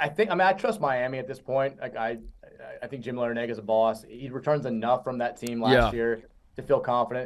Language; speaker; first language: English; native; English